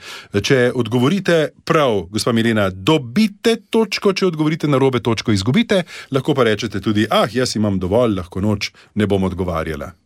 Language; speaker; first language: Slovenian; native; Slovenian